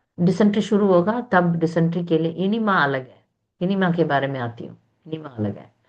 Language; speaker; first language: Hindi; non-native, local second language; Tamil